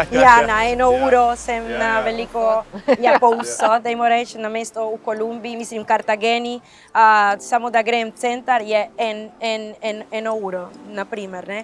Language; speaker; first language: Slovenian; non-native, fluent; Spanish